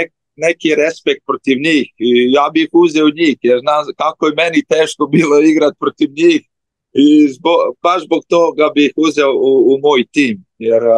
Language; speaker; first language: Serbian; early bilingual, heritage; Slovenian